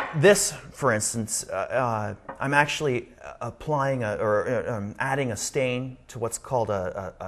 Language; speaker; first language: English; native; English